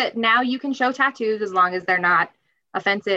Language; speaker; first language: English; native; English